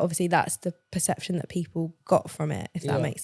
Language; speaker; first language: English; native; English